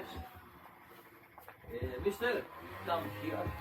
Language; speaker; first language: English; non-native, learner; Greek